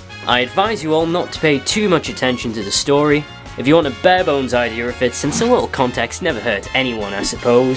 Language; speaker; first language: English; native; English